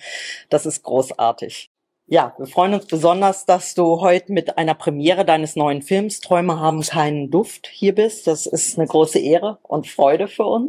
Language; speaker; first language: German; native; German